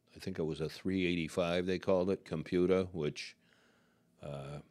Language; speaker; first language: English; native; English